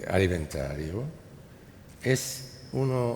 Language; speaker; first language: Spanish; non-native, fluent; English